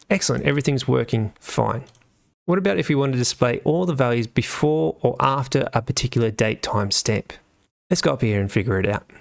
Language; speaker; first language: English; native; English